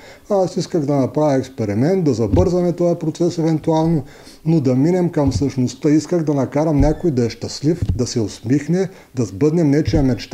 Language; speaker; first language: Bulgarian; native; Bulgarian